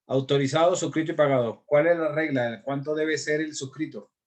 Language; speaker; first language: Spanish; native; Spanish